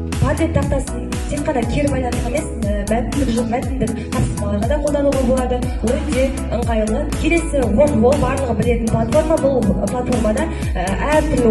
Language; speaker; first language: Kazakh; native; Kazakh